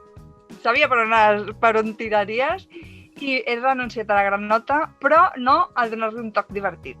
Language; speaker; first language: Catalan; native; Catalan